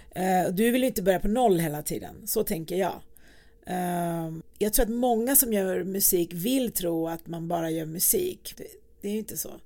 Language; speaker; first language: Swedish; early bilingual, other home language; Persian